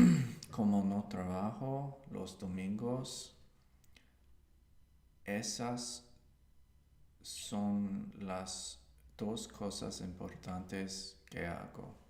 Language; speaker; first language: Spanish; non-native, learner; English